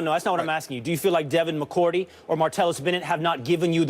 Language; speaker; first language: English; native; English